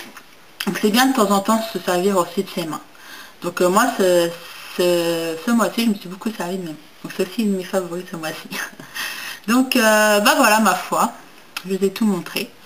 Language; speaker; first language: French; native; French